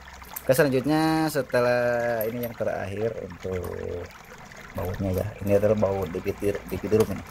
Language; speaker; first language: Indonesian; native; Indonesian